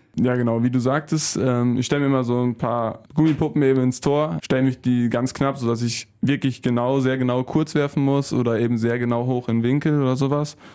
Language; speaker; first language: German; native; German